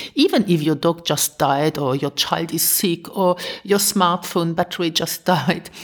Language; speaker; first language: English; non-native, fluent; Luxembourgish